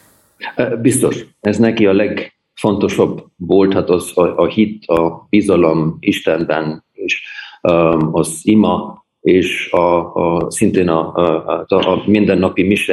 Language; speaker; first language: Hungarian; early bilingual, heritage; German